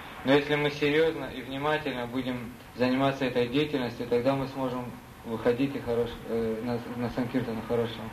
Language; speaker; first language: Russian; native; Russian